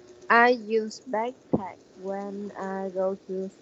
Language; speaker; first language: English; non-native, learner; Vietnamese